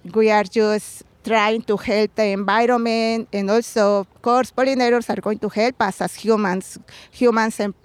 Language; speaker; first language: English; non-native, fluent; Spanish